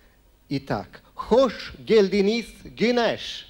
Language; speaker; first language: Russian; non-native, fluent; Swedish